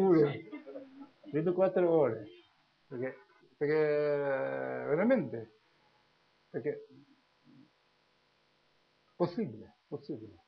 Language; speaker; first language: Italian; non-native, learner; Tibetan